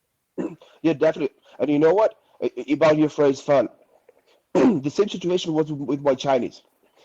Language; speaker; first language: English; non-native, fluent; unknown